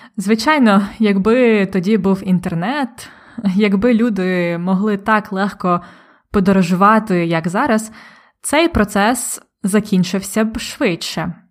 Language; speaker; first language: Ukrainian; native; Ukrainian